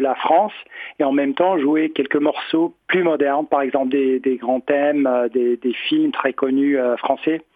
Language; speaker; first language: French; non-native, fluent; English